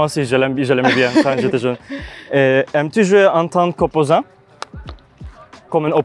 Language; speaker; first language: French; non-native, learner; Turkish